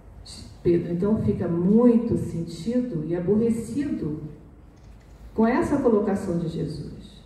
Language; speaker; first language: Portuguese; native; Portuguese